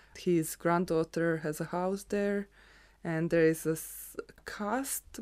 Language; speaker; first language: English; non-native, fluent; Serbian